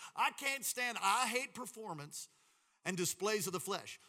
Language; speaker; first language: English; native; English